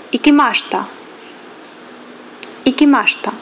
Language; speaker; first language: Japanese; non-native, learner; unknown